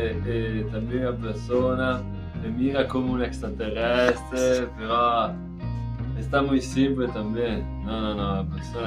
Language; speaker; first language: Spanish; non-native, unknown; Italian